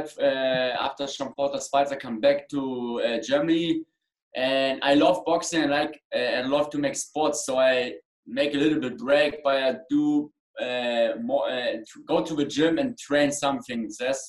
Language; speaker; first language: English; non-native, learner; German